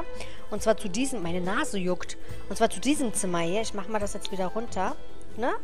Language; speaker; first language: German; native; German